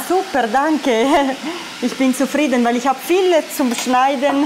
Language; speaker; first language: German; non-native, fluent; Italian